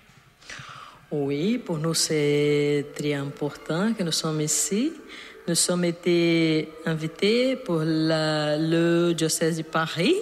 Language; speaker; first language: French; non-native, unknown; Portuguese